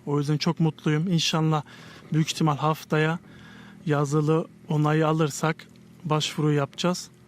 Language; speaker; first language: Turkish; early bilingual, heritage; Turkish